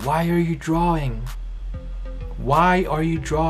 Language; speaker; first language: English; non-native, fluent; Portuguese